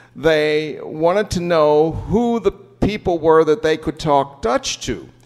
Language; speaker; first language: English; early bilingual, other home language; German